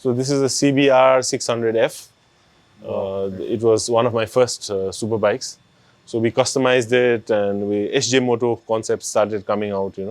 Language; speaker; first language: English; non-native, local second language; Nepali